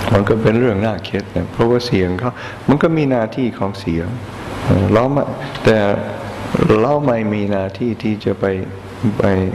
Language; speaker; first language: Thai; non-native, fluent; English